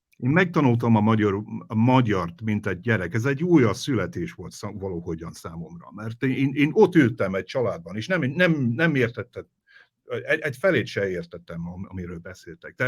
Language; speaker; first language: Hungarian; non-native, fluent; English